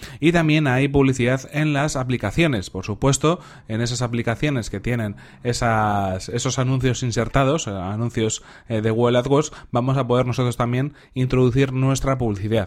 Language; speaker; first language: Spanish; native; Spanish